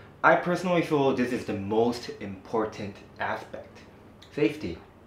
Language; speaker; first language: English; non-native, fluent; Japanese